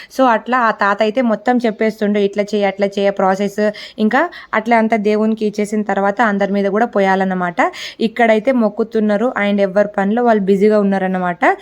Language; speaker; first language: Telugu; non-native, local second language; Lambadi